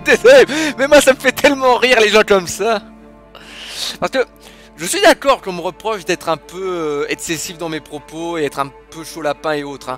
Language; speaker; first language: French; native; French